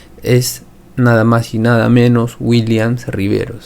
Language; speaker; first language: Spanish; native; Spanish